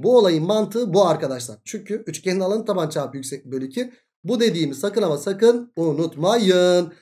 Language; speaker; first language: Turkish; native; Turkish